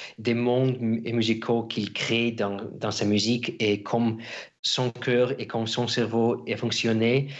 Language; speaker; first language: French; non-native, fluent; Russian